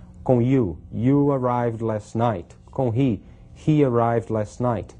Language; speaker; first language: English; non-native, fluent; Portuguese